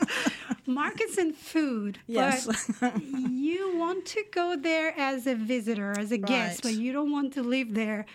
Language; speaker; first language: English; non-native, fluent; Turkish